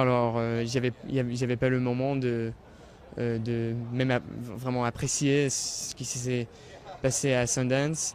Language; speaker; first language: French; early bilingual, heritage; English